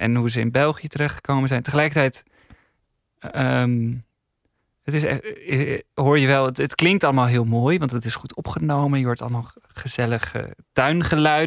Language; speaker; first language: Dutch; native; Dutch